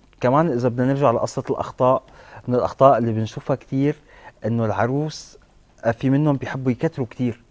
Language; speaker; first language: Arabic; native; Arabic